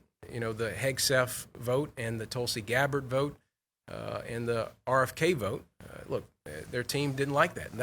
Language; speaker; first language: English; native; English